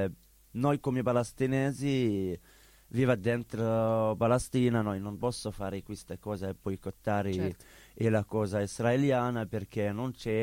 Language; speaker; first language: Italian; non-native, learner; Arabic